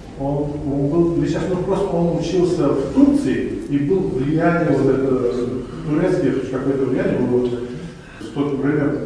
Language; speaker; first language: Russian; non-native, local second language; Tajik